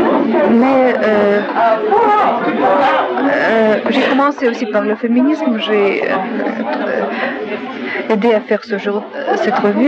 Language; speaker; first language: French; non-native, fluent; Russian